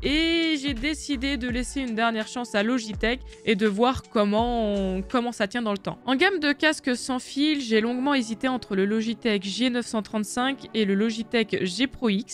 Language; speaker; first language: French; native; French